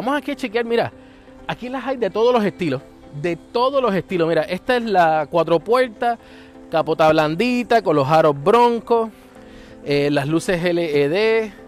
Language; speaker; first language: Spanish; native; Spanish